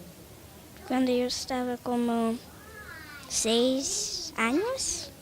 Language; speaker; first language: Spanish; non-native, learner; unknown